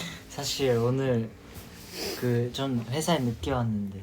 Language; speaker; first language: Korean; non-native, fluent; Japanese